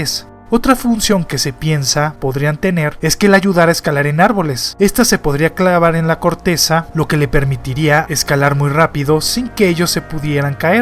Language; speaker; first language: Spanish; native; Spanish